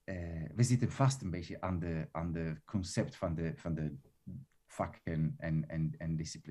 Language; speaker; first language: Dutch; non-native, fluent; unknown